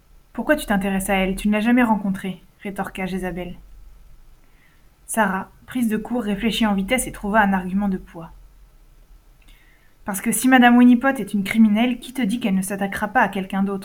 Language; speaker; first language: French; native; French